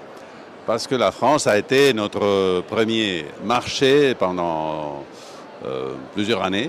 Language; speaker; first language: French; non-native, fluent; Spanish